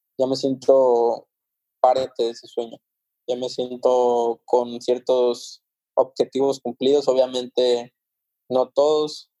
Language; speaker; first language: Spanish; native; Spanish